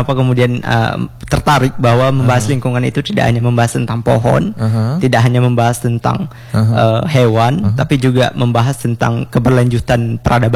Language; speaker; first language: Indonesian; non-native, local second language; Minangkabau